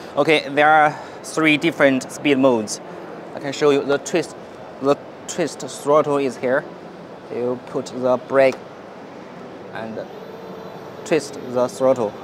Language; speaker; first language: English; non-native, learner; Chinese